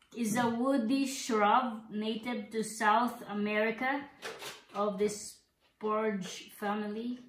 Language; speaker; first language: English; non-native, local second language; Filipino